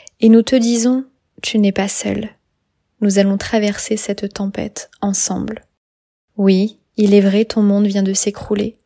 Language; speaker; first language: French; native; French